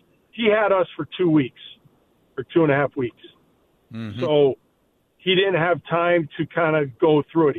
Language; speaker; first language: English; native; English